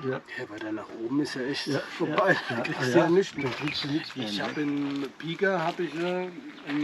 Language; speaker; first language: German; native; German